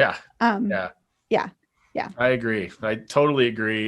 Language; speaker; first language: English; native; English